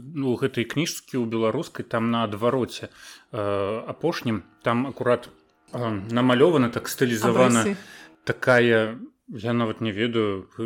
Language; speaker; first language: Belarusian; native; Belarusian